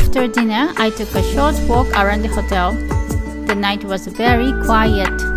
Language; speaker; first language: English; non-native, learner; Japanese